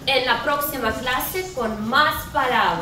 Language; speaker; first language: Spanish; non-native, learner; Russian